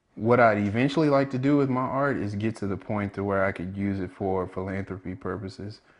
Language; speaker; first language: English; native; English